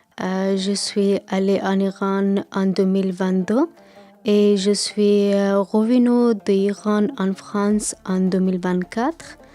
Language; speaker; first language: French; non-native, learner; Persian